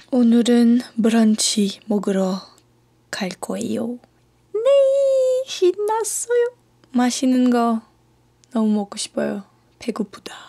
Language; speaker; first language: Korean; non-native, fluent; French